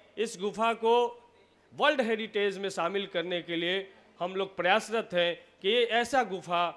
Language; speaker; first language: Hindi; native; Hindi